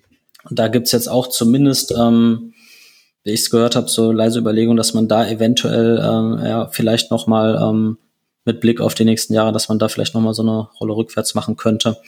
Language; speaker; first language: German; native; German